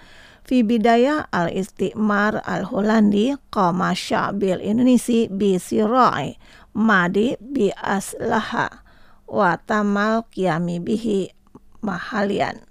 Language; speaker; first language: Arabic; non-native, fluent; Indonesian